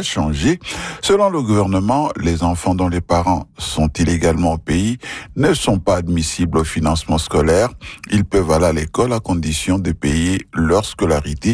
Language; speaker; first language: French; non-native, local second language; Swahili